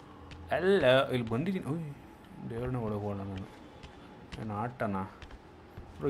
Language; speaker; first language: Kannada; native; Kannada